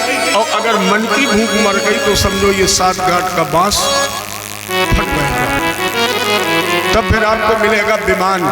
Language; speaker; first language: Hindi; native; Hindi